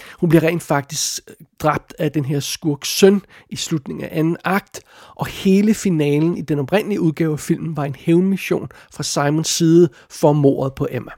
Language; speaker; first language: Danish; native; Danish